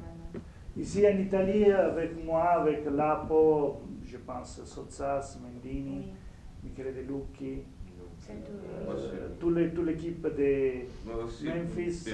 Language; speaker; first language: French; non-native, fluent; Italian